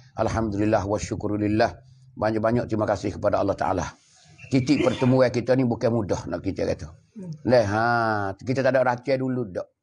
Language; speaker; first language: Malay; native; Malay